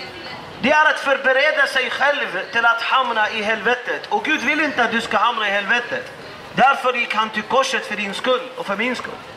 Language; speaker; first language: Swedish; non-native, fluent; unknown